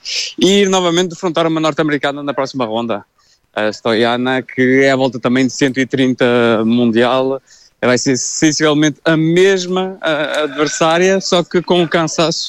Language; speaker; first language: Portuguese; native; Portuguese